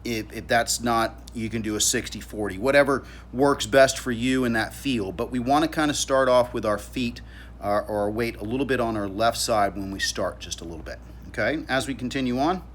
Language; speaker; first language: English; native; English